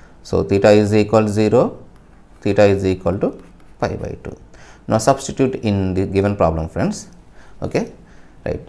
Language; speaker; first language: English; non-native, local second language; Telugu